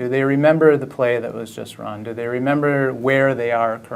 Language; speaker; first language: English; native; English